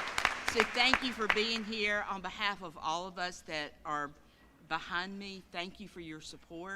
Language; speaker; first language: English; native; English